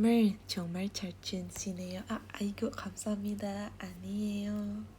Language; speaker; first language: Korean; non-native, learner; Indonesian